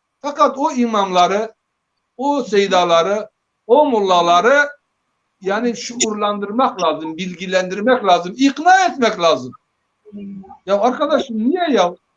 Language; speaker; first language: Turkish; non-native, local second language; Zaza